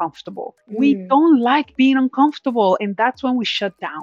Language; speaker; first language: English; non-native, fluent; Spanish